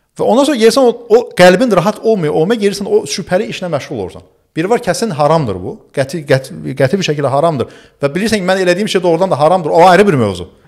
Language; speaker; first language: Azerbaijani; early bilingual, other home language; Turkish